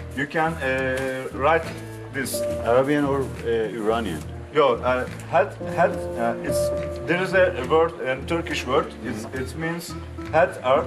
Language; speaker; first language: English; non-native, learner; Turkish